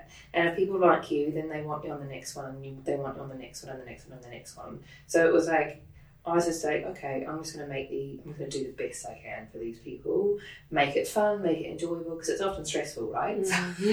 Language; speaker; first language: English; native; English